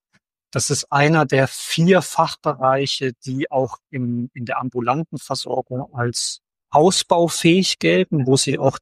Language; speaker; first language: German; native; German